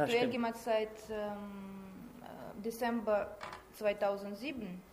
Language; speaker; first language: German; non-native, learner; Russian